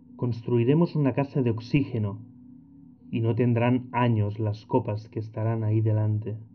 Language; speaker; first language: Spanish; non-native, local second language; Catalan